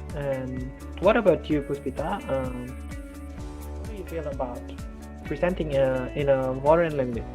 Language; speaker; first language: English; non-native, learner; Indonesian